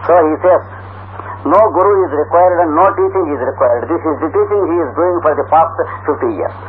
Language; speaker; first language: English; non-native, local second language; Telugu